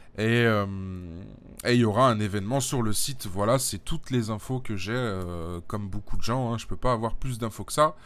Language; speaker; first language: French; native; French